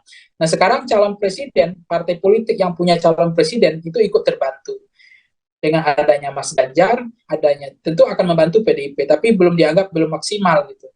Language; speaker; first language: Indonesian; native; Indonesian